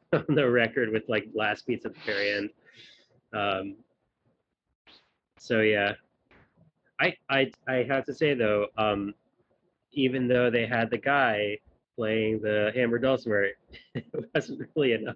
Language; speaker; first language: English; native; English